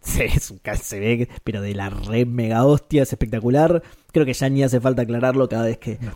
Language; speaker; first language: Spanish; native; Spanish